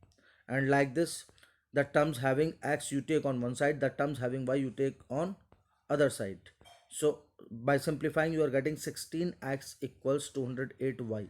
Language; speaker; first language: English; non-native, local second language; Hindi